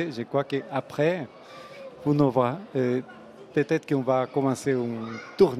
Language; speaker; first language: French; non-native, fluent; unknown